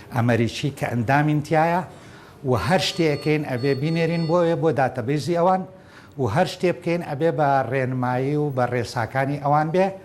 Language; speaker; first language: Central Kurdish; native; Central Kurdish